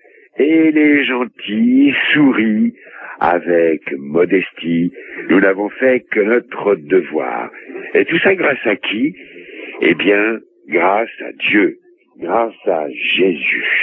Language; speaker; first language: French; native; French